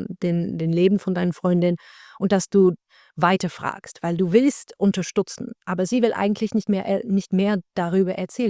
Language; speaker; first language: German; non-native, fluent; Dutch